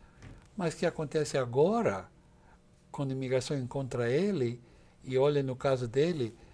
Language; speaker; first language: Portuguese; non-native, fluent; English